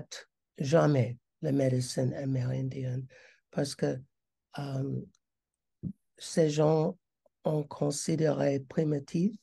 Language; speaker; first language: French; non-native, learner; English